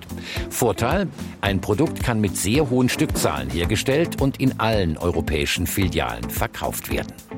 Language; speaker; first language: German; native; German